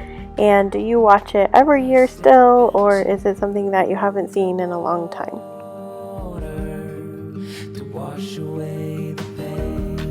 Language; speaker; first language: English; native; English